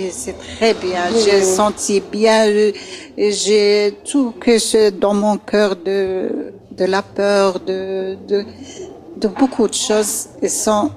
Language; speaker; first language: French; non-native, learner; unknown